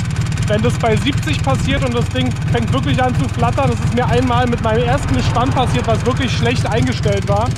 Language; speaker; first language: German; native; German